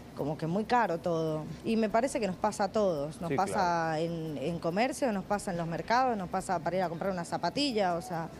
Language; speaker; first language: Spanish; native; Spanish